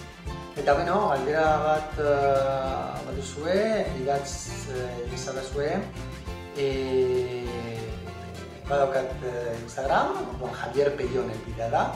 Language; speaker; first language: Basque; non-native, local second language; Spanish